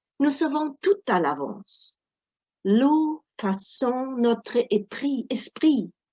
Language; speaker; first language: French; non-native, fluent; German